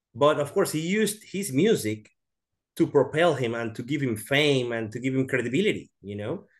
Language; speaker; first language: English; non-native, fluent; Spanish